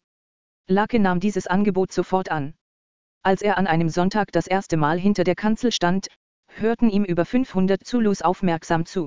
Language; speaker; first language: German; native; German